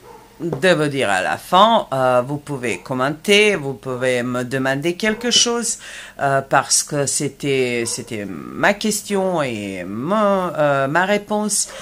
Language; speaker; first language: French; non-native, fluent; Serbian